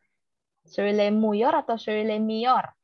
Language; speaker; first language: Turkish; non-native, fluent; Indonesian